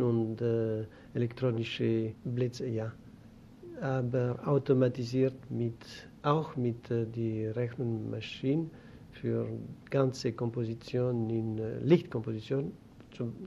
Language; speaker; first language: German; non-native, learner; Greek